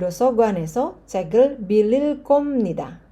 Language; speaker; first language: Korean; non-native, fluent; Indonesian